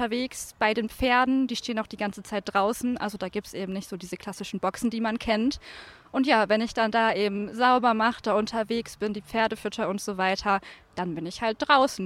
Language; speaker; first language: German; native; German